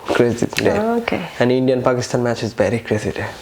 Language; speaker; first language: English; non-native, local second language; Bangla